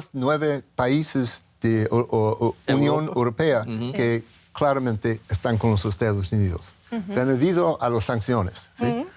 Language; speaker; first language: Spanish; non-native, learner; English